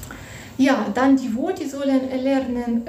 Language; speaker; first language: German; non-native, fluent; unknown